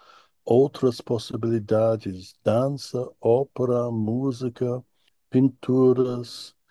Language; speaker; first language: Portuguese; non-native, fluent; English